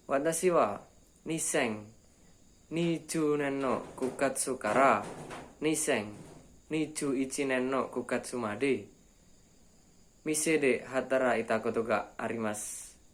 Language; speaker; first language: Japanese; non-native, learner; Indonesian